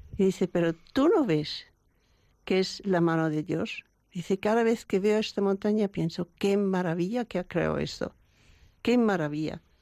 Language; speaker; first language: Spanish; non-native, fluent; German